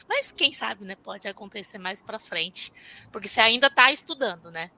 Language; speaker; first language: Portuguese; non-native, fluent; Chinese